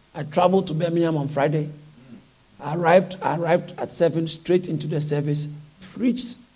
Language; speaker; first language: English; non-native, local second language; Akan